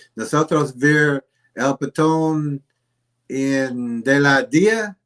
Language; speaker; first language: Spanish; non-native, learner; English